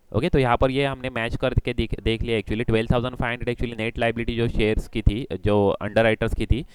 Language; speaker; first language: Hindi; non-native, local second language; Marathi